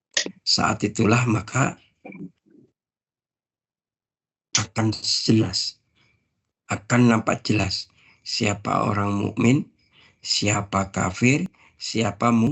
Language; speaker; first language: Indonesian; native; Indonesian